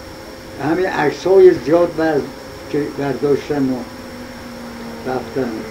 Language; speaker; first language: Persian; native; Persian